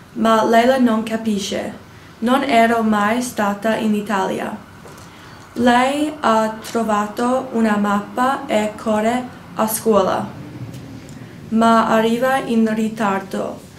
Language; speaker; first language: Italian; non-native, learner; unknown